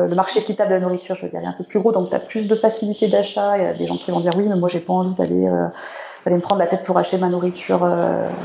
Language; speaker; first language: French; native; French